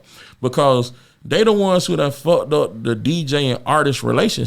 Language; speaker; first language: English; native; English